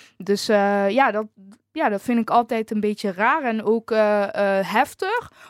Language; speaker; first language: Dutch; early bilingual, other home language; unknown